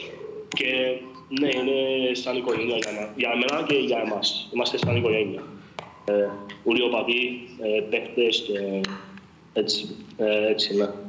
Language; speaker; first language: Greek; early bilingual, other home language; English